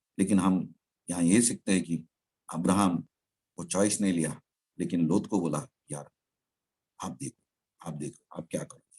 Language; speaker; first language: Hindi; non-native, local second language; Telugu